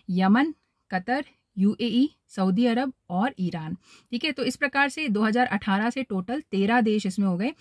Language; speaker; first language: Hindi; native; Hindi